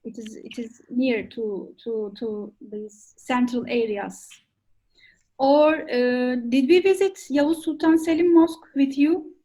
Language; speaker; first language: English; non-native, fluent; Turkish